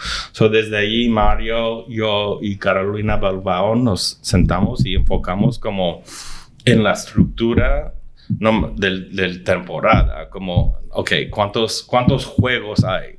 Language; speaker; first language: Spanish; early bilingual, heritage; English